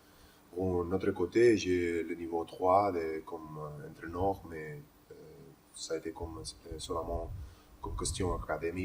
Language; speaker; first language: French; non-native, learner; Spanish